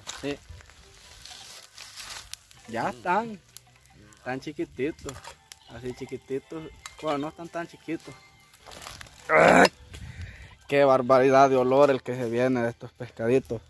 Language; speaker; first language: Spanish; native; Spanish